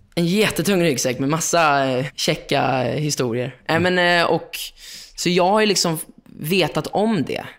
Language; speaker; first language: Swedish; native; Swedish